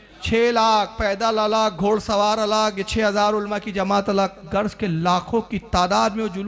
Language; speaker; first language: Urdu; native; Urdu